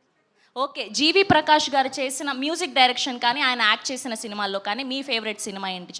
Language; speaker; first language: Telugu; native; Telugu